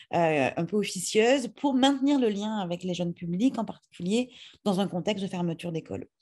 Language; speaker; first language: French; native; French